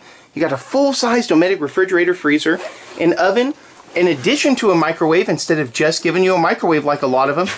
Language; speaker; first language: English; native; English